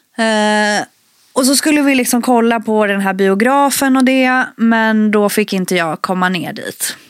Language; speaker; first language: Swedish; early bilingual, other home language; Spanish